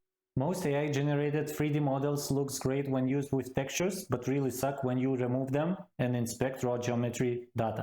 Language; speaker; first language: English; non-native, fluent; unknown